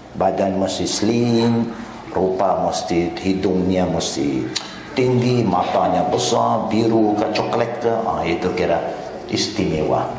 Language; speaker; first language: Malay; non-native, local second language; Chinese